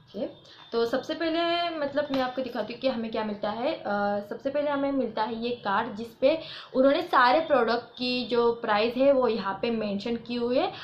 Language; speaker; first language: Hindi; non-native, local second language; Marathi